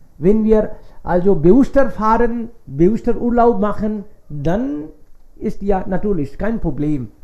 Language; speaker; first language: German; non-native, fluent; Hindi